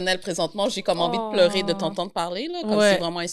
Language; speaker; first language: French; native; French